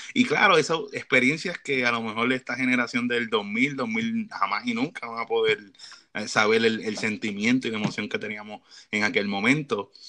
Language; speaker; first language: Spanish; native; Spanish